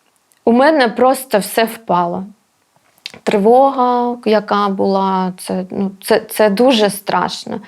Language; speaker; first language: Ukrainian; non-native, local second language; Russian